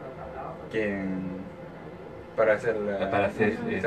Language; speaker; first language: Spanish; non-native, learner; French